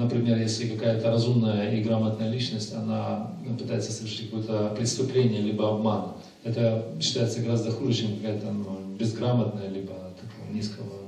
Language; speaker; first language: Russian; native; Russian